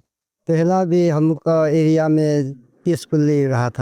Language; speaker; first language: Hindi; non-native, local second language; Manipuri